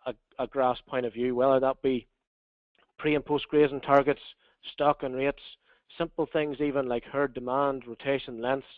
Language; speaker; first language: English; native; English